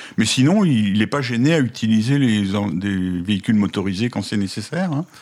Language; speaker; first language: French; native; French